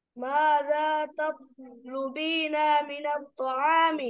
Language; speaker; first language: Arabic; non-native, learner; Bangla